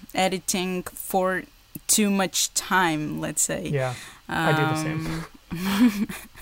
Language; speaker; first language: English; non-native, fluent; Portuguese